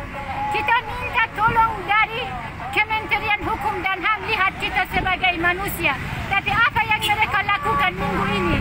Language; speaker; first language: Indonesian; non-native, fluent; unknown